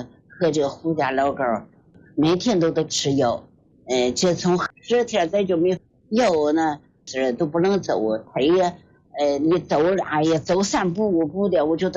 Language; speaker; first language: Chinese; native; Chinese